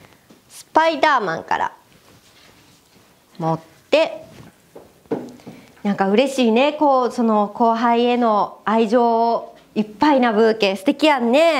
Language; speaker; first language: Japanese; native; Japanese